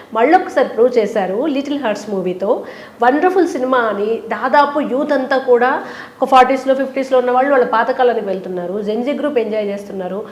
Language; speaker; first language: Telugu; native; Telugu